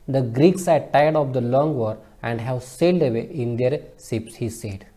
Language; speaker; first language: English; non-native, local second language; Marathi